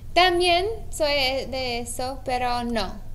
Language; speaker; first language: Spanish; non-native, learner; English